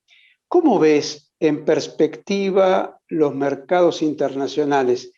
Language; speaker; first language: Spanish; native; Spanish